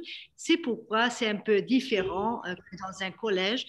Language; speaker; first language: French; non-native, fluent; Hungarian